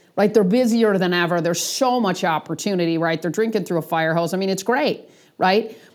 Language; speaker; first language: English; native; English